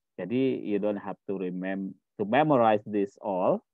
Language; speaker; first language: English; non-native, fluent; Indonesian